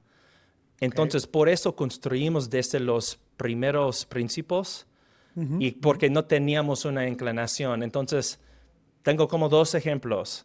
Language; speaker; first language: Spanish; non-native, fluent; English